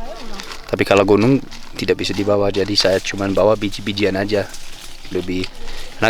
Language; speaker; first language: Indonesian; non-native, fluent; English